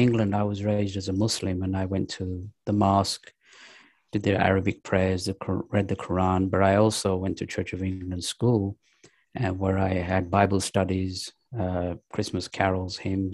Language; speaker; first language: English; native; English